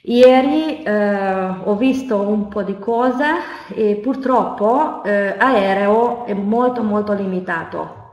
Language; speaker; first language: Italian; non-native, fluent; Hungarian